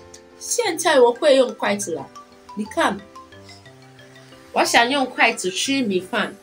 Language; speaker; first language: Chinese; non-native, learner; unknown